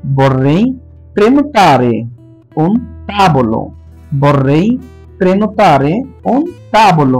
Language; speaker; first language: Italian; non-native, fluent; Bangla